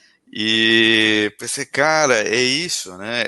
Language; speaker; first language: Portuguese; non-native, fluent; Spanish